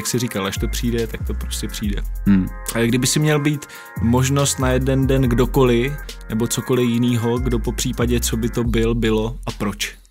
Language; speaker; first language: Czech; native; Czech